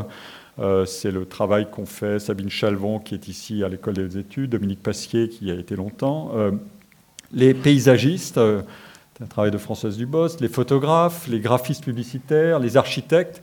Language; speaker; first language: French; native; French